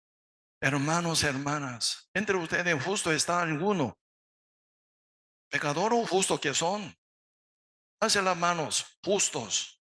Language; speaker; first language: Spanish; non-native, learner; Korean